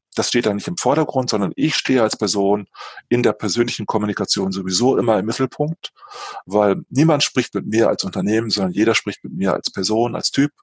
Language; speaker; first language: German; native; German